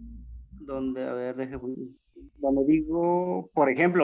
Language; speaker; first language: Spanish; native; Spanish